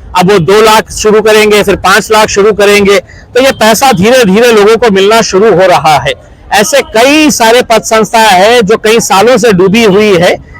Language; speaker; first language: Hindi; non-native, local second language; Urdu